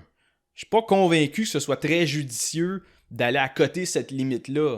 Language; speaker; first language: French; native; French